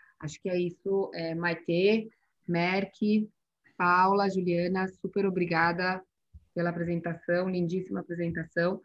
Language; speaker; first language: Portuguese; native; Portuguese